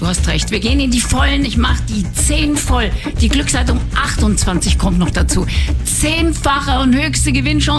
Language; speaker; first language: German; native; German